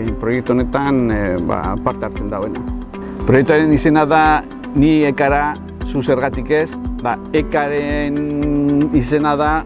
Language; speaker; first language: Basque; native; Basque